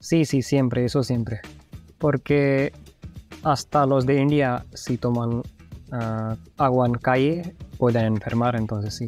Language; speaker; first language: Spanish; non-native, fluent; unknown